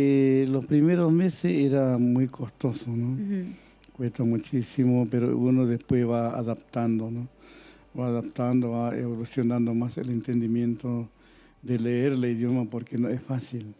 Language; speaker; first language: Spanish; non-native, local second language; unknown